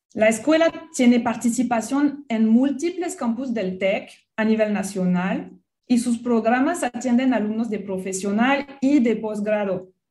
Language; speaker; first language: Spanish; non-native, fluent; French